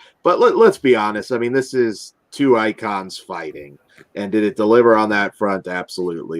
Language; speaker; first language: English; native; English